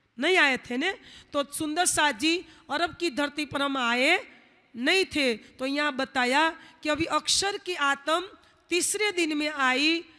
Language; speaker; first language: Hindi; non-native, local second language; Gujarati